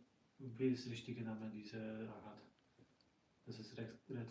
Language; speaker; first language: German; non-native, learner; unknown